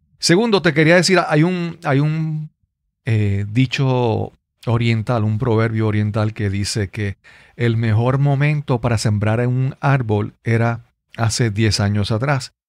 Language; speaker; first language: Spanish; native; Spanish